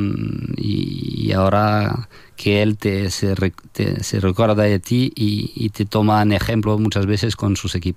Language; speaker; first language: Spanish; non-native, fluent; French